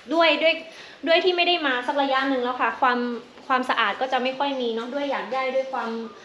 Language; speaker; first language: Thai; non-native, local second language; Khmer